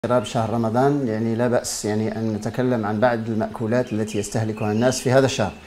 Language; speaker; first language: Arabic; native; Arabic